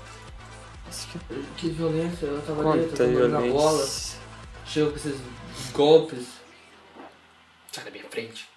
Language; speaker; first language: Portuguese; native; Portuguese